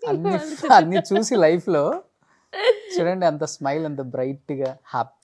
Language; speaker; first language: Telugu; native; Telugu